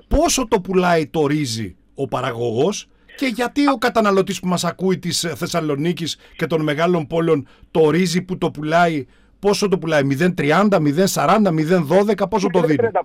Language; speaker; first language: Greek; native; Greek